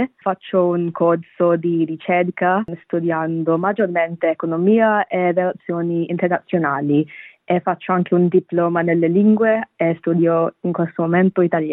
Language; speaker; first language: Italian; non-native, fluent; Bangla